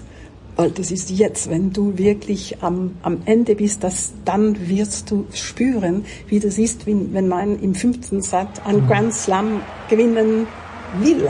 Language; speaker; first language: German; non-native, local second language; French